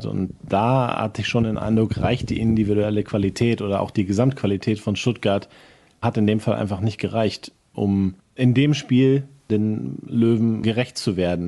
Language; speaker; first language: German; native; German